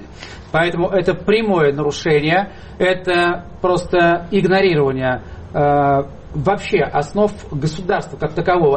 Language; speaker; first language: Russian; native; Russian